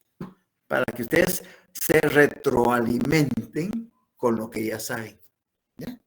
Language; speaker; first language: Spanish; native; Spanish